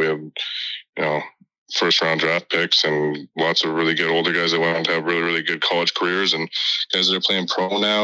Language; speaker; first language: English; native; English